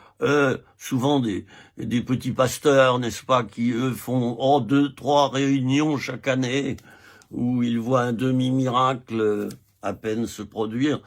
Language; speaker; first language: French; native; French